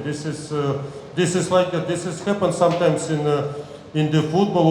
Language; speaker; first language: English; non-native, learner; Russian